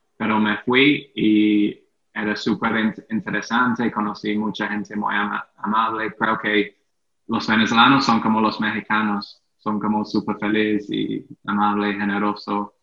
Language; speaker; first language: Spanish; non-native, fluent; English